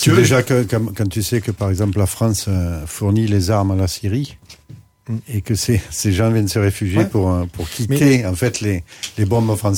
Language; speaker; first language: French; native; French